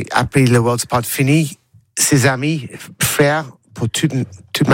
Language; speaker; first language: French; non-native, learner; English